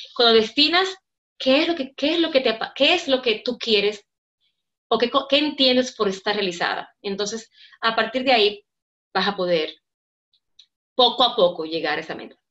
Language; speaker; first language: Spanish; native; Spanish